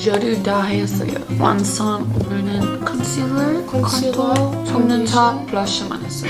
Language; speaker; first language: Korean; early bilingual, heritage; English